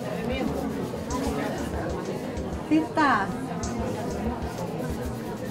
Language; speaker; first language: Swedish; non-native, learner; Vietnamese